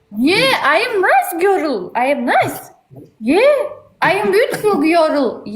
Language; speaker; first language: English; non-native, learner; Uzbek